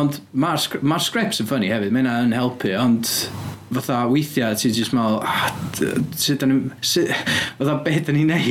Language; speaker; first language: Welsh; native; Welsh